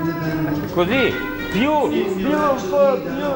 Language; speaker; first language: Italian; non-native, learner; Russian